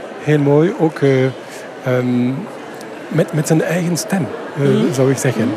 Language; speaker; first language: Dutch; non-native, fluent; French